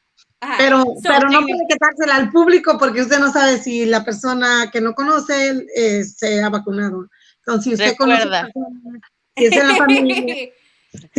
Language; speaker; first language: Spanish; native; Spanish